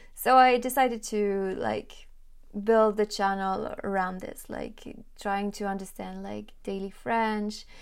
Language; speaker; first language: English; non-native, fluent; French